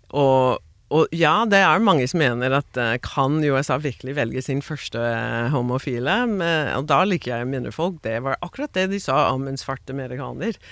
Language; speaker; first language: Norwegian; non-native, fluent; English